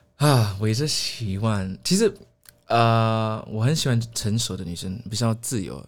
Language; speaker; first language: Chinese; non-native, fluent; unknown